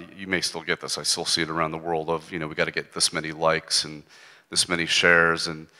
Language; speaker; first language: English; native; English